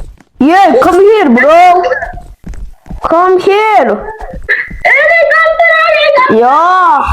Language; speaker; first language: English; non-native, learner; Mongolian